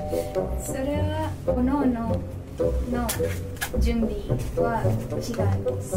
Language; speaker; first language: Japanese; non-native, learner; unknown